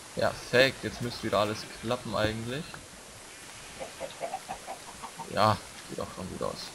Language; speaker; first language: German; native; German